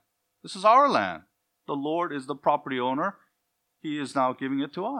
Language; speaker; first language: English; native; English